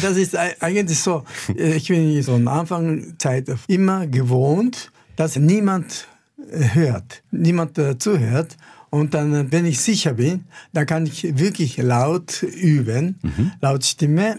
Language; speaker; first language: German; non-native, fluent; Japanese